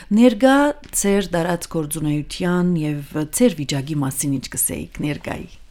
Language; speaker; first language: Armenian; early bilingual, heritage; Armenian